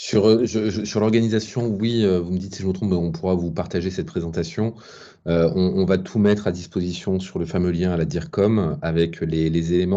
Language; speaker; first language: French; native; French